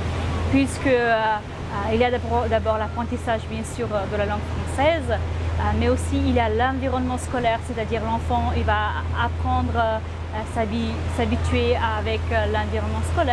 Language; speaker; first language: French; non-native, fluent; Romanian